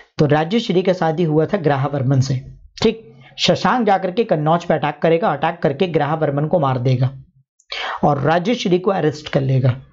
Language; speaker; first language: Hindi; non-native, local second language; Urdu